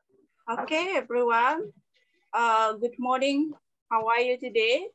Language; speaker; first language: English; non-native, learner; Indonesian